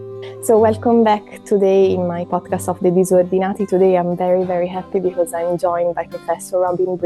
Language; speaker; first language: English; non-native, fluent; Italian